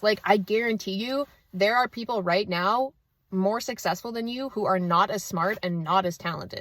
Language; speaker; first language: English; native; English